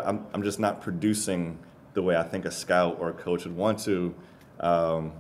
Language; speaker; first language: English; native; English